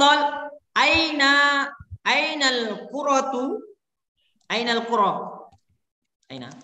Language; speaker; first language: Arabic; non-native, fluent; Indonesian